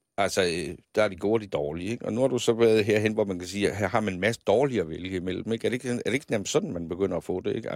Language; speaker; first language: Danish; native; Danish